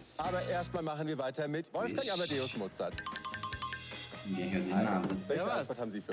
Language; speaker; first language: German; native; German